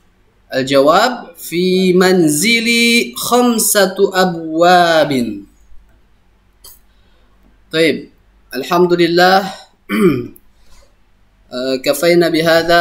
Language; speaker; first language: Arabic; non-native, fluent; Indonesian